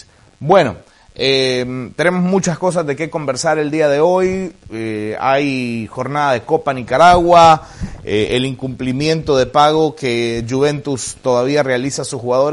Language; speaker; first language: Spanish; native; Spanish